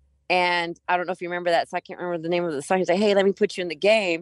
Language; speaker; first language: English; early bilingual, other home language; Spanish